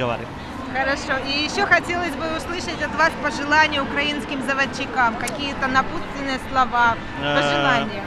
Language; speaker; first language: Russian; native; Russian